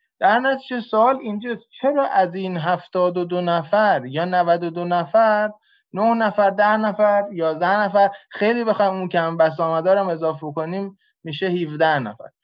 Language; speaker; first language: Persian; native; Persian